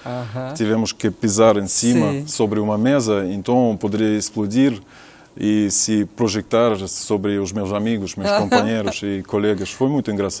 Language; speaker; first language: Portuguese; non-native, fluent; Russian